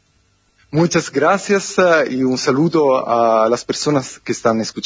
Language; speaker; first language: Spanish; non-native, learner; Italian